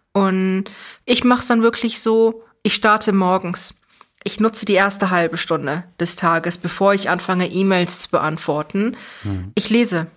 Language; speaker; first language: German; early bilingual, other home language; Persian